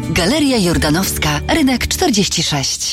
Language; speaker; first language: Polish; native; Polish